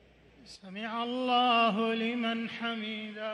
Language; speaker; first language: Arabic; native; Arabic